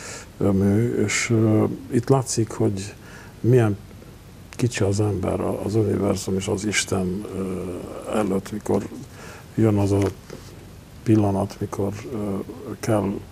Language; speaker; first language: Hungarian; non-native, local second language; Romanian